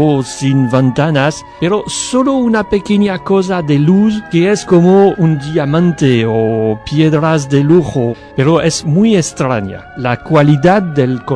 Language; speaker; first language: Spanish; non-native, learner; French